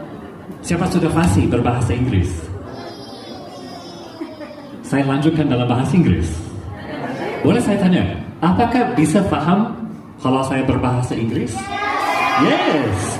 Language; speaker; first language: Indonesian; non-native, fluent; English